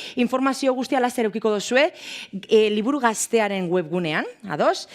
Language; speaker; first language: Basque; native; Basque